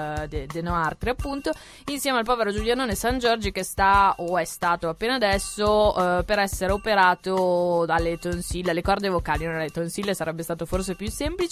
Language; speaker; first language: Italian; native; Italian